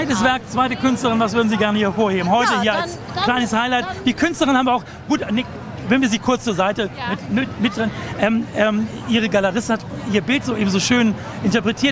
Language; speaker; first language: German; native; German